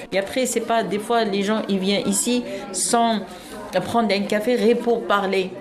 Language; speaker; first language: French; non-native, local second language; Arabic